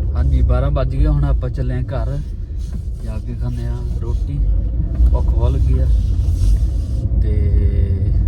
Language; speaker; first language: Punjabi; native; Punjabi